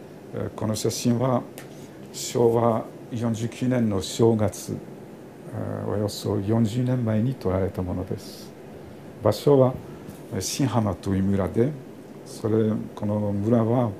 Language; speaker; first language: Japanese; non-native, fluent; French